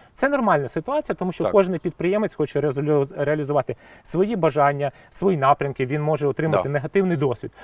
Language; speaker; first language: Ukrainian; non-native, local second language; Russian